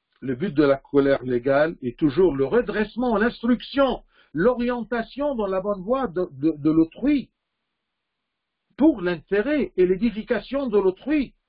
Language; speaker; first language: French; non-native, fluent; Arabic